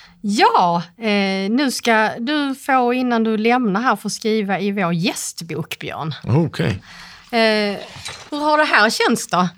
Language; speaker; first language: Swedish; native; Swedish